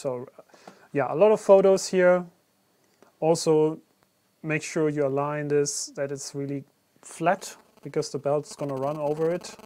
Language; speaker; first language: English; non-native, fluent; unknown